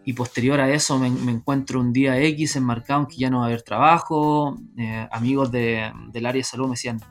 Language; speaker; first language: Spanish; native; Spanish